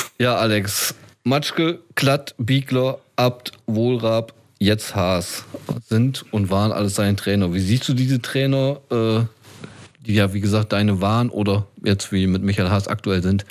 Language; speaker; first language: German; native; German